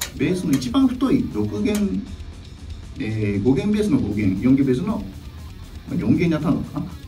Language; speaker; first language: Japanese; native; Japanese